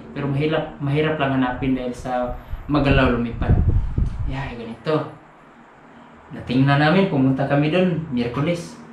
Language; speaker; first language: Filipino; non-native, local second language; Cebuano